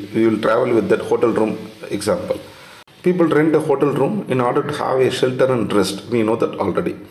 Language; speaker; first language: English; non-native, local second language; Tamil